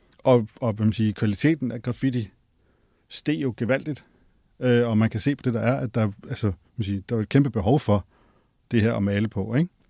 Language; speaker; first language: Danish; native; Danish